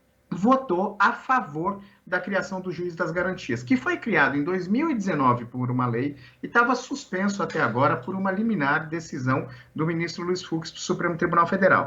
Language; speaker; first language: Portuguese; native; Portuguese